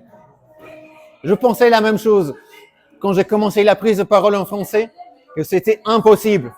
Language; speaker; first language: French; non-native, fluent; German